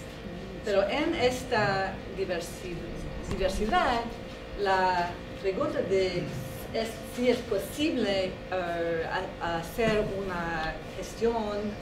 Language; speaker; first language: Spanish; non-native, fluent; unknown